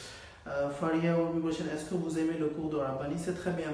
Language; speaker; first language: French; non-native, fluent; Bangla